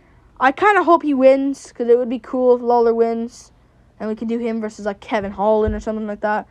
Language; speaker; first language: English; native; English